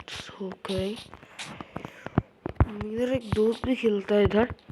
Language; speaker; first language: Hindi; non-native, local second language; Bangla